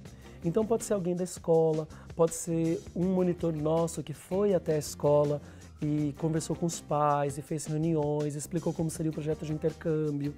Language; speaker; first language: Portuguese; native; Portuguese